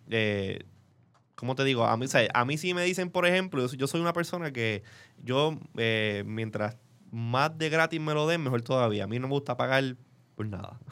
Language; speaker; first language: Spanish; native; Spanish